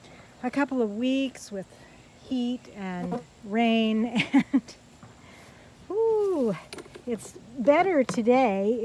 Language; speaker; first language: English; native; English